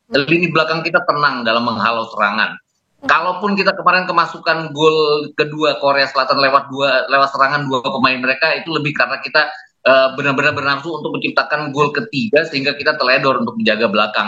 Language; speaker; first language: Indonesian; native; Indonesian